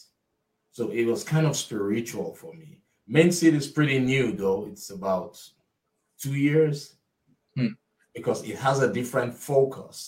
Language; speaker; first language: English; non-native, local second language; Igbo